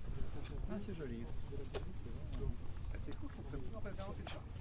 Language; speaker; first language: French; non-native, fluent; Arabic